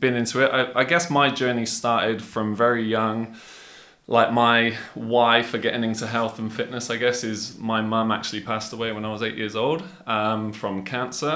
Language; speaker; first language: English; native; English